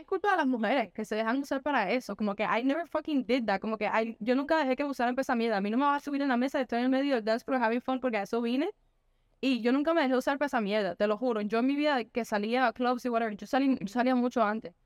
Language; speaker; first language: Spanish; native; Spanish